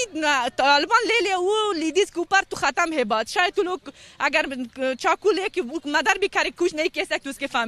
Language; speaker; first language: Hindi; non-native, learner; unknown